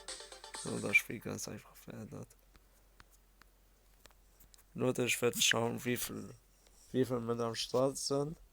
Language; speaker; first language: German; early bilingual, other home language; Arabic